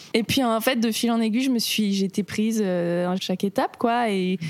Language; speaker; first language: French; native; French